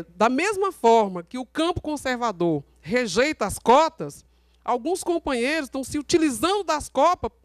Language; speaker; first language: Portuguese; native; Portuguese